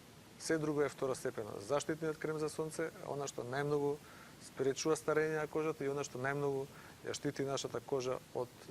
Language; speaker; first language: Macedonian; native; Macedonian